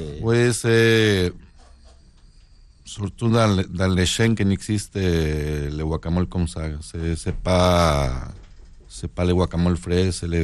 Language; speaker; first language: French; non-native, learner; Spanish